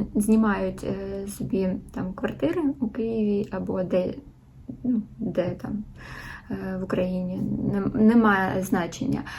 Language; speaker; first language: Ukrainian; non-native, local second language; Russian